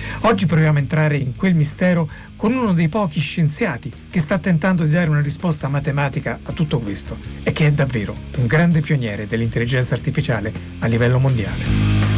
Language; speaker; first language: Italian; native; Italian